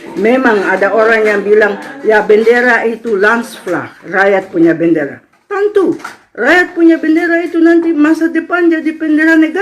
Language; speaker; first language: Indonesian; non-native, local second language; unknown